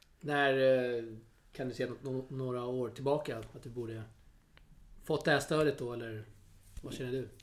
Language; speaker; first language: Swedish; native; Swedish